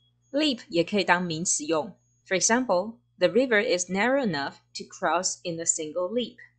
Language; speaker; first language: English; non-native, fluent; Chinese